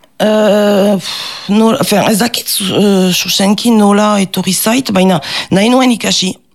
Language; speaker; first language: Basque; non-native, local second language; French